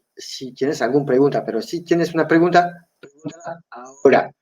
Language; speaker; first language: Spanish; non-native, fluent; Basque